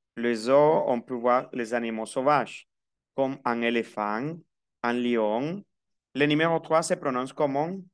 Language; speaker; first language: Spanish; native; Spanish